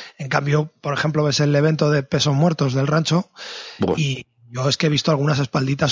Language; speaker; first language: Spanish; native; Spanish